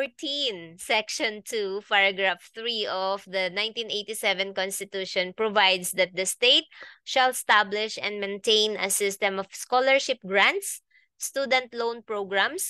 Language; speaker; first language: English; non-native, local second language; Filipino